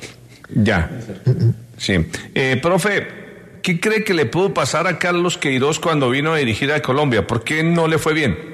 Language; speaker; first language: Spanish; native; Spanish